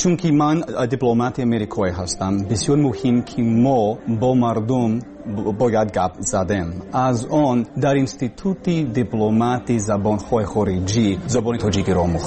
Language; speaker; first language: Persian; non-native, learner; English